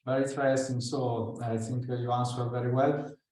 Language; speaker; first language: English; non-native, fluent; Italian